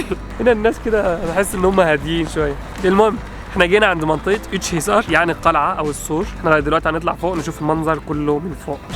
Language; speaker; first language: Arabic; native; Arabic